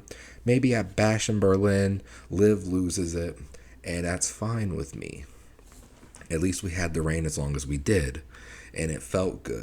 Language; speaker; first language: English; native; English